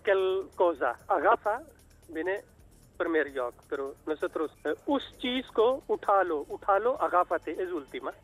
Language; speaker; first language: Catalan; non-native, learner; Urdu